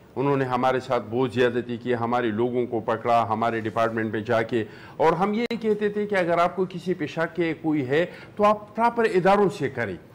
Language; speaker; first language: Urdu; non-native, local second language; Pashto